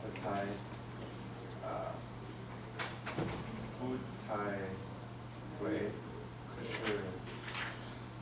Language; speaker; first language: Chinese; non-native, learner; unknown